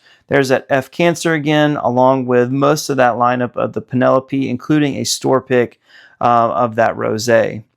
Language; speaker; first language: English; native; English